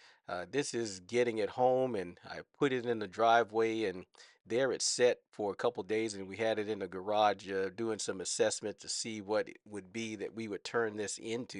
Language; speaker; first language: English; native; English